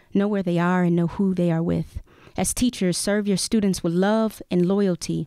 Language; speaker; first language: English; native; English